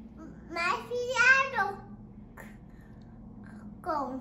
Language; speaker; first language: Dutch; early bilingual, heritage; Dutch